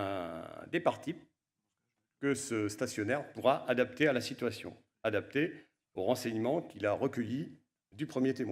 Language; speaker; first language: French; native; French